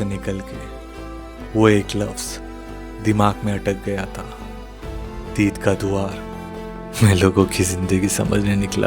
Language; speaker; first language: Hindi; non-native, local second language; Bangla